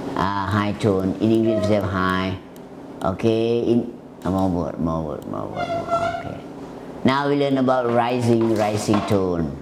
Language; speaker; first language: English; non-native, learner; Thai